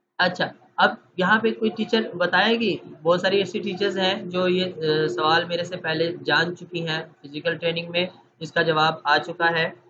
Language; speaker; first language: Urdu; native; Urdu